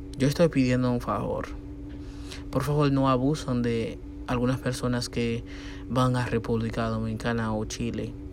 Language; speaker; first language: Spanish; non-native, fluent; Haitian Creole